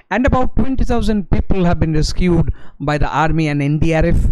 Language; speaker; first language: English; non-native, local second language; Bangla